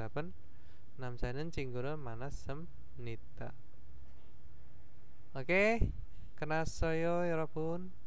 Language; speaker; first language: Korean; non-native, fluent; Indonesian